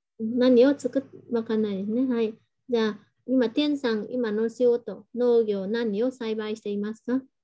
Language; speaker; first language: Japanese; non-native, fluent; Vietnamese